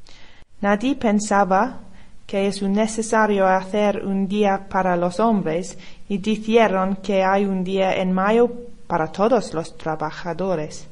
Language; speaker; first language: Spanish; non-native, learner; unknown